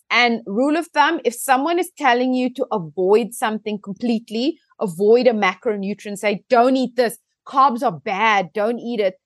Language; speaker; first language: English; native; English